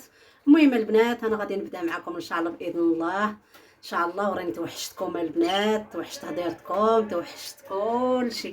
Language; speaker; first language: Arabic; native; Arabic